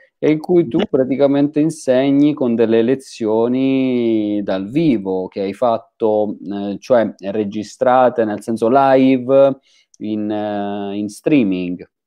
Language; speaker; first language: Italian; native; Italian